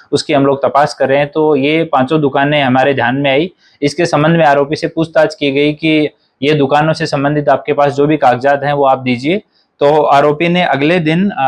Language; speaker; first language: Hindi; non-native, local second language; Gujarati